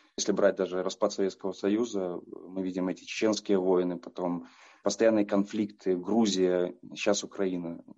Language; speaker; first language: Russian; native; Russian